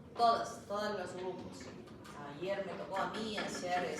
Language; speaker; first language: Spanish; native; Spanish